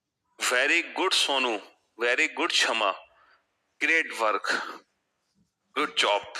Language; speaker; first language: Hindi; native; Hindi